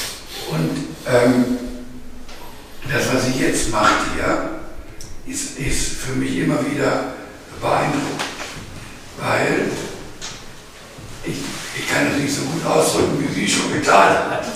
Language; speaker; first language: German; non-native, fluent; Greek